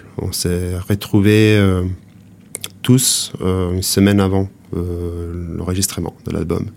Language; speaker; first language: French; non-native, fluent; Italian